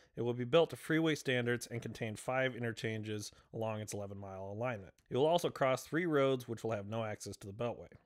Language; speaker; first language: English; native; English